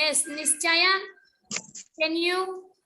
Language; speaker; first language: English; non-native, learner; Indonesian